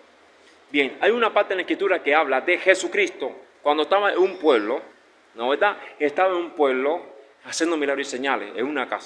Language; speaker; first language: Spanish; native; Spanish